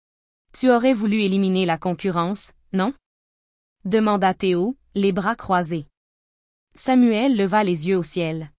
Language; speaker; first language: French; native; French